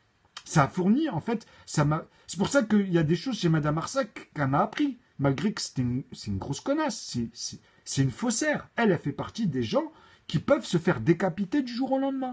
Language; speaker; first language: French; native; French